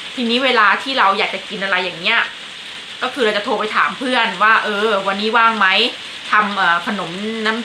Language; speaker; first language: Thai; native; Thai